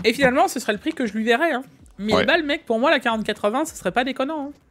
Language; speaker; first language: French; native; French